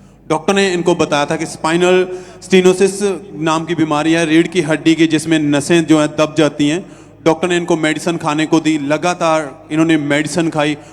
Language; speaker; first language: Hindi; native; Hindi